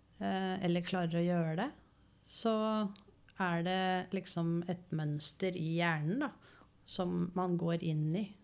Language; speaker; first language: Norwegian; native; Norwegian